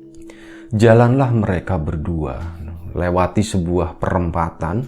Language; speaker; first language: Indonesian; native; Indonesian